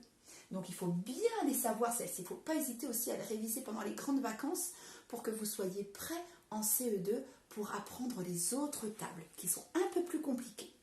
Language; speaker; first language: French; native; French